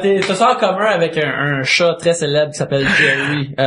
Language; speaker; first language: French; native; French